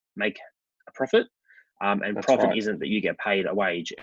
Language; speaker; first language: English; native; English